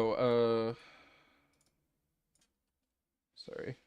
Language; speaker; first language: English; native; English